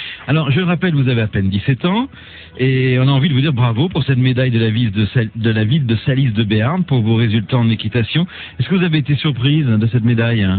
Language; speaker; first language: French; native; French